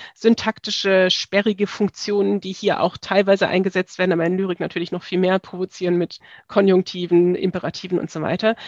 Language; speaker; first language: German; native; German